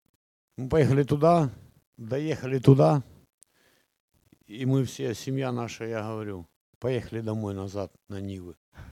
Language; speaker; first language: Czech; non-native, learner; Russian